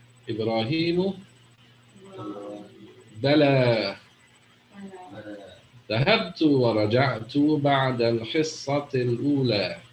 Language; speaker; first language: Arabic; non-native, fluent; English